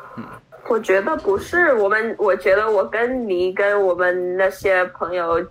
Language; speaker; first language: Chinese; non-native, fluent; English